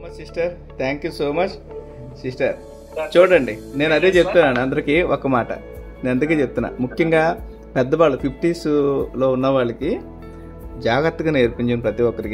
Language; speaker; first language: Telugu; native; Telugu